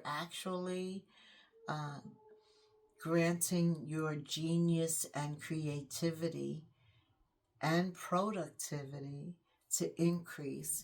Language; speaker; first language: English; native; English